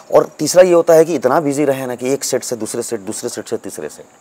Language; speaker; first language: Hindi; native; Hindi